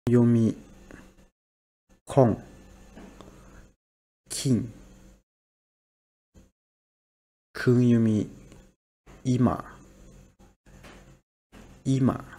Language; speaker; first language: Japanese; non-native, fluent; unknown